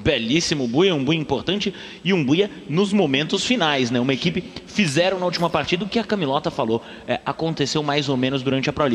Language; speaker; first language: Portuguese; native; Portuguese